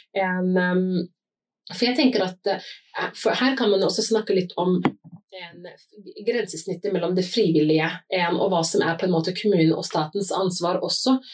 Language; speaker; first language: Norwegian; early bilingual, other home language; Somali